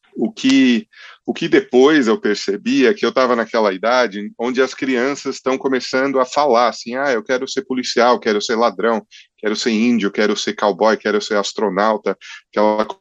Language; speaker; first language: Portuguese; early bilingual, other home language; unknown